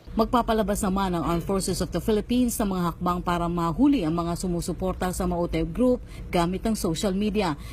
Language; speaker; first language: Filipino; native; Filipino